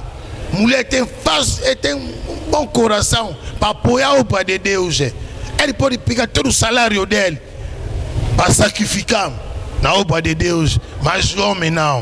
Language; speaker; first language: Portuguese; non-native, learner; Lingala